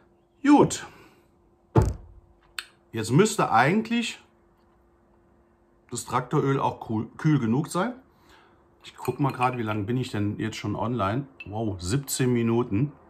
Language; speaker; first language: German; native; German